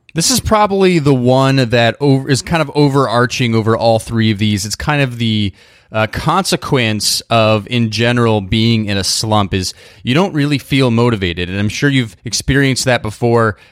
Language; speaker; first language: English; native; English